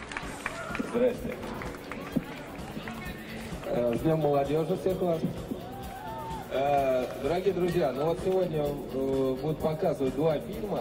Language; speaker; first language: Russian; native; Russian